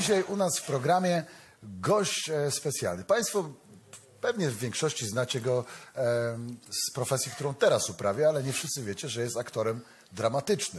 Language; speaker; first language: Polish; native; Polish